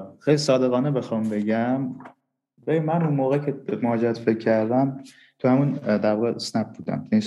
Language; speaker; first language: Persian; non-native, local second language; Armenian